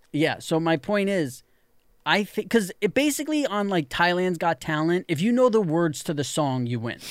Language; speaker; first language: English; native; English